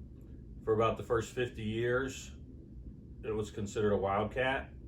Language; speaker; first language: English; native; English